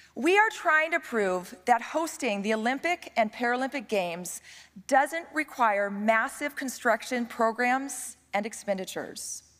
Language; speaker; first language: English; native; English